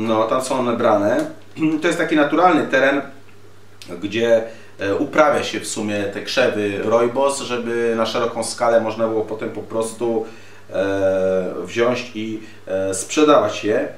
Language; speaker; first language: Polish; native; Polish